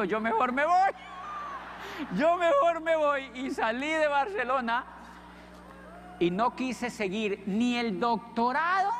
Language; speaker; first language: Spanish; native; Spanish